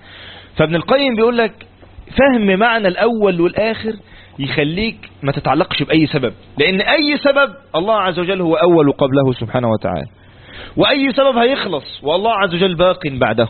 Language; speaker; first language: Arabic; native; Arabic